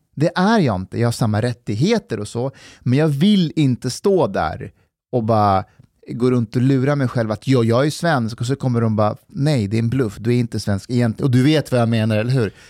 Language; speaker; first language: Swedish; early bilingual, other home language; Persian